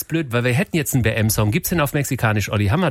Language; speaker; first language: German; native; German